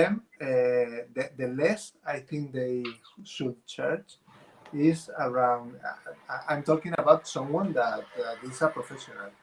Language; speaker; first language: English; non-native, fluent; Spanish